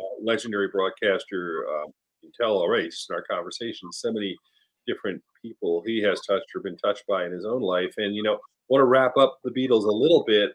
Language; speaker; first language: English; native; English